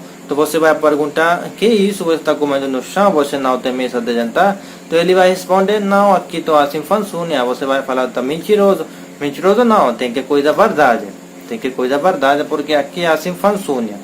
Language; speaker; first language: Portuguese; non-native, learner; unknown